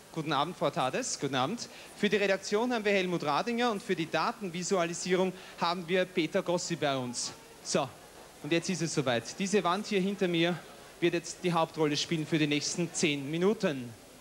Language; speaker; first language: German; native; German